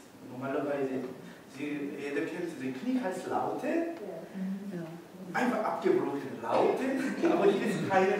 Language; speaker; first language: German; non-native, learner; Korean